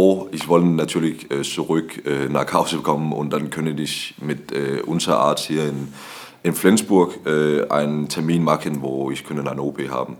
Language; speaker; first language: German; non-native, learner; Danish